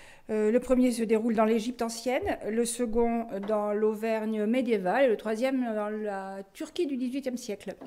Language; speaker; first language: French; native; French